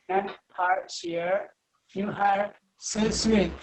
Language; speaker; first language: Chinese; non-native, learner; Indonesian